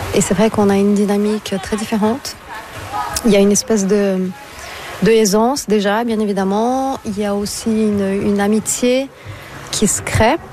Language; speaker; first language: French; non-native, fluent; Portuguese